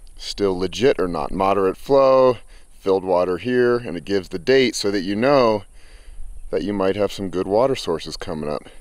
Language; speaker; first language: English; native; English